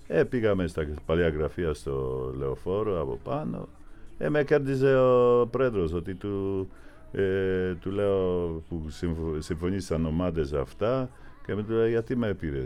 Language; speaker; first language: Greek; non-native, fluent; Polish